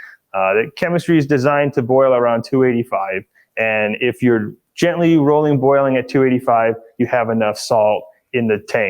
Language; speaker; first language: English; native; English